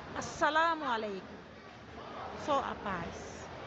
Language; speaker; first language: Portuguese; non-native, learner; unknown